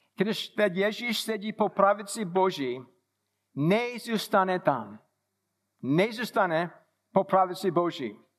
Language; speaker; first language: Czech; non-native, fluent; English